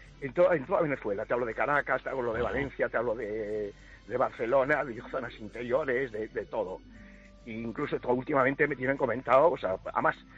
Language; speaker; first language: Spanish; native; Spanish